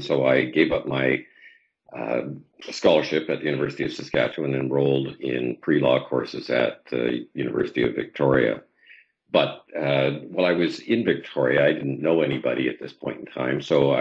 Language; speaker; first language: English; native; English